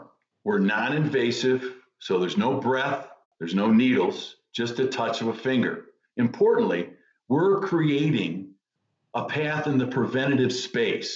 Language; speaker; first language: English; native; English